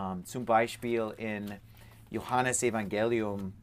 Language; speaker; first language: German; non-native, learner; English